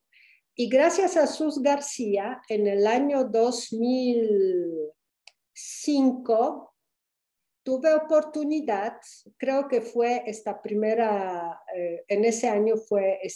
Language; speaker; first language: Spanish; non-native, fluent; Polish